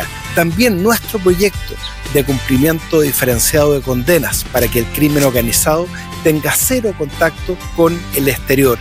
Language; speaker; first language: Spanish; native; Spanish